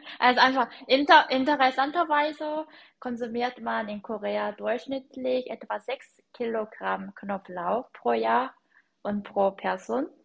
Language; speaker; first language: German; non-native, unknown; Korean